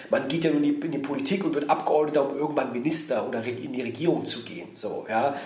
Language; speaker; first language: German; native; German